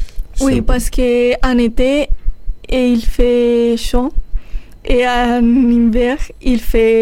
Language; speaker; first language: French; non-native, learner; Spanish